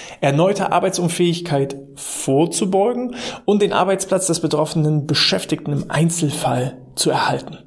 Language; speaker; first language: German; native; German